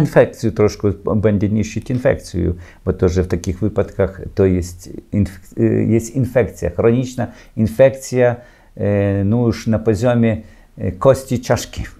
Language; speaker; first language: Polish; non-native, learner; Ukrainian